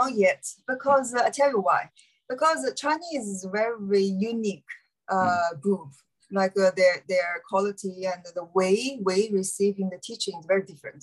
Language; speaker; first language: English; non-native, learner; Chinese